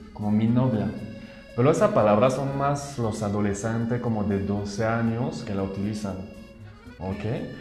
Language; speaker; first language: Spanish; non-native, fluent; French